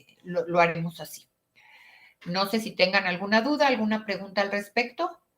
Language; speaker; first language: Spanish; native; Spanish